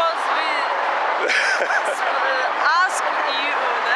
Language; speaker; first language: Russian; native; Russian